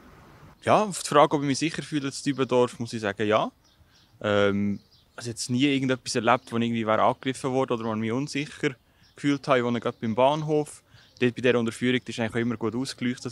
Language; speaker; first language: German; native; German